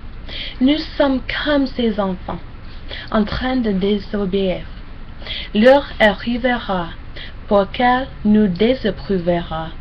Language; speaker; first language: French; non-native, learner; English